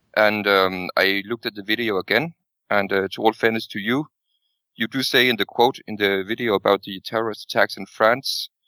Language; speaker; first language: English; non-native, fluent; Danish